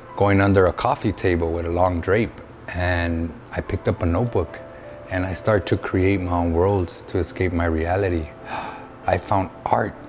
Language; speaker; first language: English; native; English